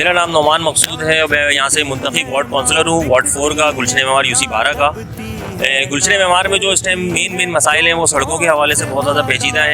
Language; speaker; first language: Urdu; native; Urdu